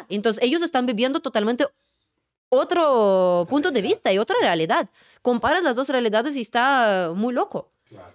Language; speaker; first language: Spanish; non-native, fluent; Russian